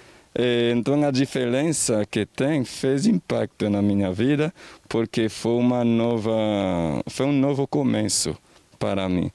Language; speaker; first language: Portuguese; non-native, fluent; Haitian Creole